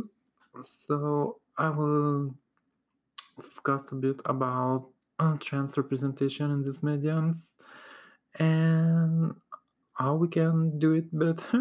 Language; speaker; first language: English; non-native, fluent; French